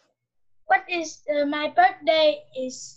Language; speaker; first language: English; non-native, learner; Vietnamese